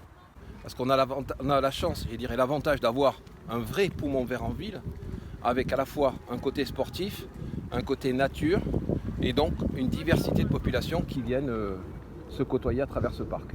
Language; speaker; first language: French; native; French